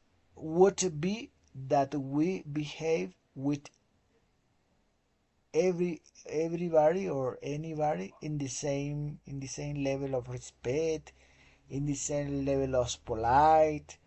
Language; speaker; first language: English; non-native, fluent; Spanish